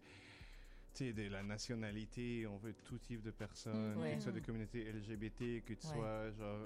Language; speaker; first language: French; native; French